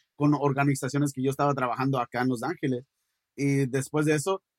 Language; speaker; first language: Spanish; early bilingual, heritage; Spanish